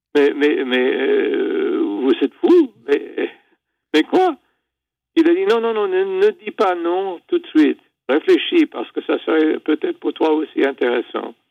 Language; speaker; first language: French; non-native, fluent; English